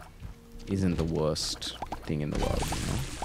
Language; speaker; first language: English; native; English